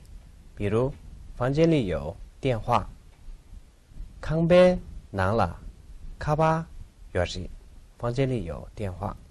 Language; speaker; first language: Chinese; non-native, local second language; Tibetan